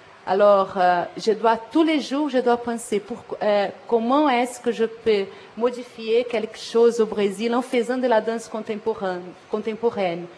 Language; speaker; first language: French; non-native, fluent; Portuguese